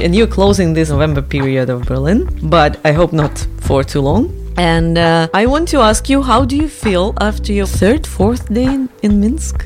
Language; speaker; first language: English; non-native, fluent; Russian